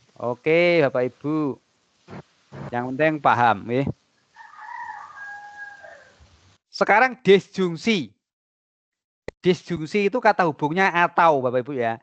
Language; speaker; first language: Indonesian; non-native, local second language; Javanese